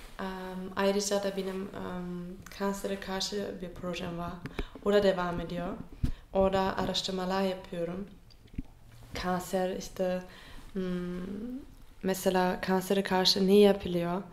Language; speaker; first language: Turkish; non-native, fluent; German